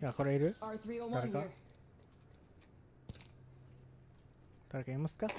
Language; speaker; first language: Japanese; non-native, learner; English